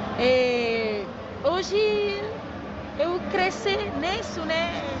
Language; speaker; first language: Portuguese; non-native, learner; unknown